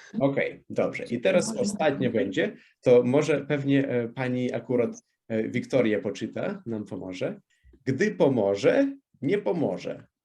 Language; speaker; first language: Polish; non-native, fluent; Russian